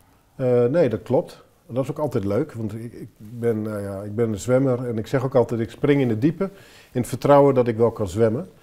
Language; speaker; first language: Dutch; native; Dutch